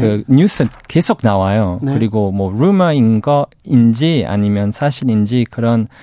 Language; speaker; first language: Korean; non-native, learner; English